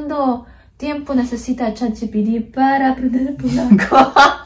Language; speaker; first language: Spanish; non-native, fluent; Polish